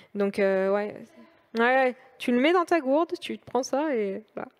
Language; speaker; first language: French; native; French